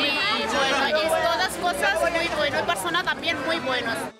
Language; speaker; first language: Spanish; non-native, learner; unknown